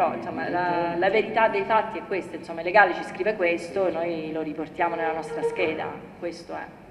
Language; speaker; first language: Italian; native; Italian